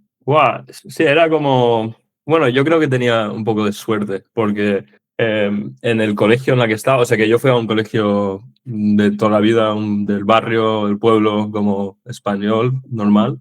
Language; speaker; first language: Spanish; early bilingual, other home language; English